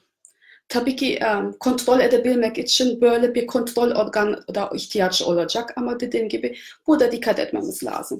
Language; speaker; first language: Turkish; non-native, fluent; German